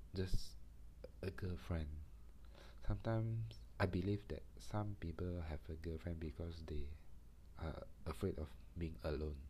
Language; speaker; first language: English; non-native, local second language; Chinese